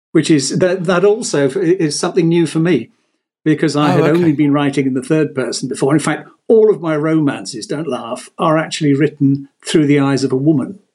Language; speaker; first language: English; native; English